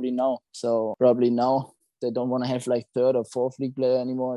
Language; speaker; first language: English; non-native, fluent; German